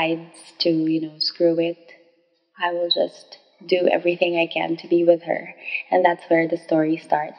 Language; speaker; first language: English; non-native, local second language; Filipino